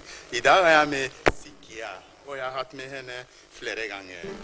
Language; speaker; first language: Norwegian; non-native, fluent; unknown